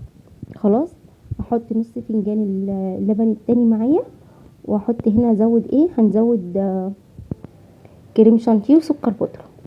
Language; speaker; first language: Arabic; native; Arabic